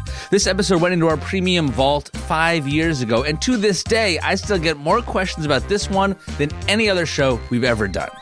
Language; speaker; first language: English; native; English